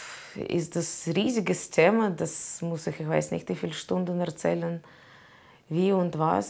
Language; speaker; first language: German; non-native, learner; Russian